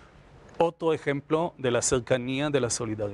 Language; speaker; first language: Spanish; non-native, fluent; Hebrew